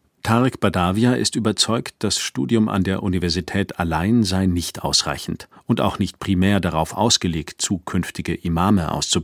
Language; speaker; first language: German; native; German